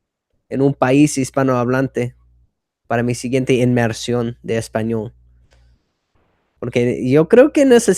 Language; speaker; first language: Spanish; non-native, fluent; English